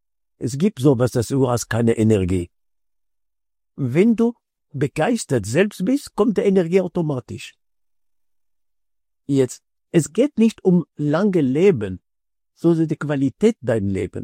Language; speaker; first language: German; non-native, fluent; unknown